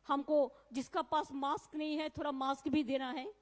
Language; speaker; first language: Hindi; non-native, local second language; Bangla